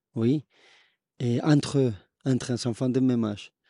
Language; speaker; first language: French; non-native, fluent; Spanish